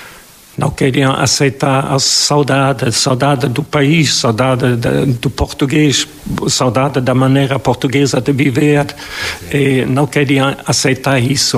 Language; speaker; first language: Portuguese; non-native, fluent; German